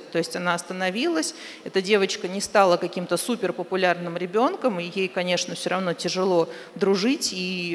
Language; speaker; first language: Russian; native; Russian